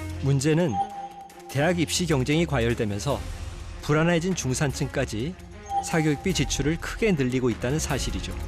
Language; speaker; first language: Korean; native; Korean